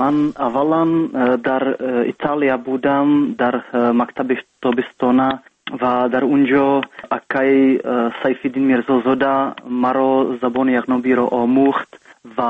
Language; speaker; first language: Persian; non-native, learner; Czech